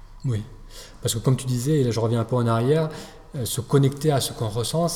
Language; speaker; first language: French; native; French